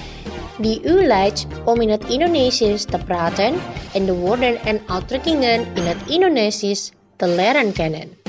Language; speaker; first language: Dutch; non-native, learner; Indonesian